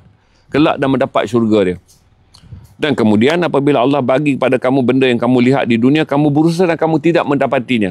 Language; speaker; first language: Malay; native; Malay